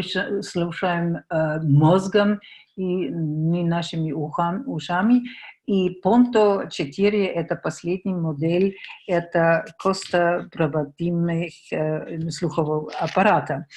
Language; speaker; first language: Russian; non-native, fluent; German